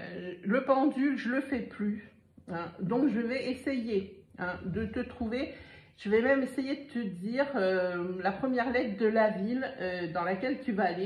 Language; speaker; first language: French; native; French